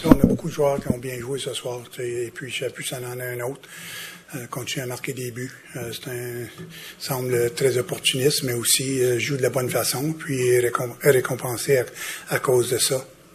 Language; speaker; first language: French; native; French